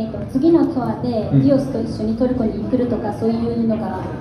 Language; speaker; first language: Japanese; non-native, fluent; Turkish